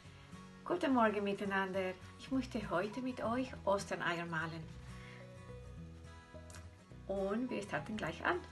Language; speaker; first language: German; non-native, fluent; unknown